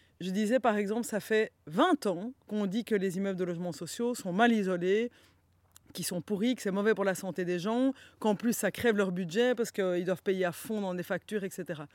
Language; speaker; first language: French; native; French